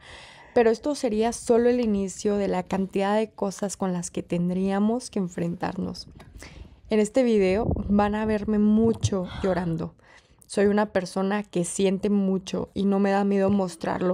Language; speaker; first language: Spanish; native; Spanish